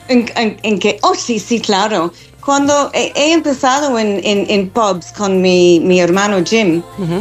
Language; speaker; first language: Spanish; non-native, fluent; English